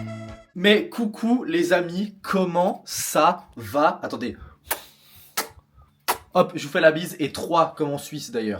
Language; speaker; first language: French; native; French